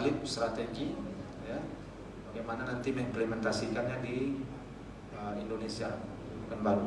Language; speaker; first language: Indonesian; native; Indonesian